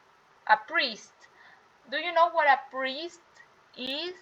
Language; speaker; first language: English; non-native, fluent; Spanish